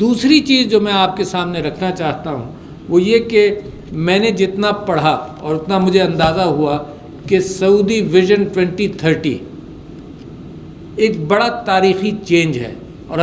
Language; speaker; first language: Urdu; native; Urdu